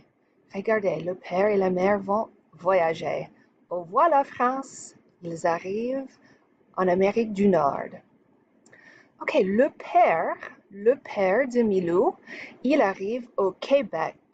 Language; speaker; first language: French; non-native, fluent; English